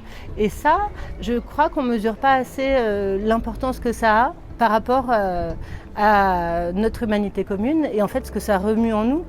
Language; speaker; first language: French; native; French